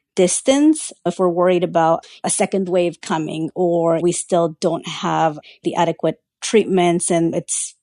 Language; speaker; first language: English; early bilingual, other home language; Spanish